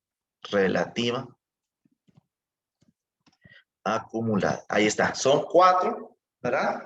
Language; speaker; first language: Spanish; native; Spanish